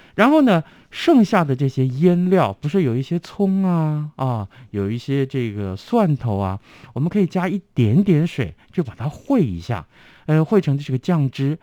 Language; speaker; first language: Chinese; non-native, local second language; Min Nan Chinese